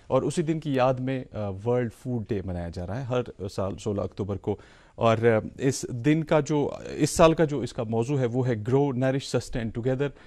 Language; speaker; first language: Hindi; non-native, local second language; Kashmiri